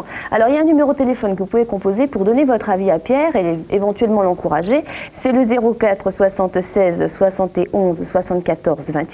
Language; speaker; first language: French; native; French